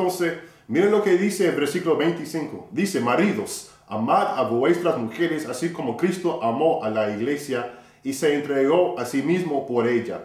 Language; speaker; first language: Spanish; non-native, fluent; English